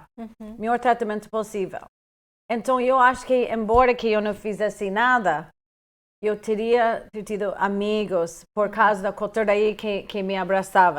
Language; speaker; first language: Portuguese; non-native, fluent; English